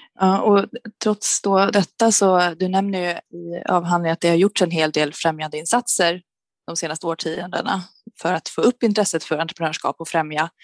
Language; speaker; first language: Swedish; native; Swedish